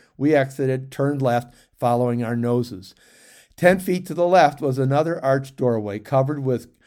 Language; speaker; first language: English; native; English